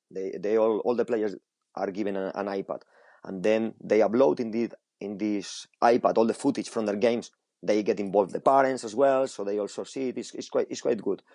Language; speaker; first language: English; non-native, fluent; Spanish